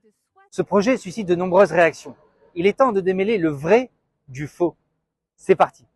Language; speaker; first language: French; native; French